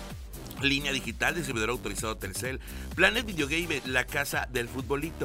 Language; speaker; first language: Spanish; native; Spanish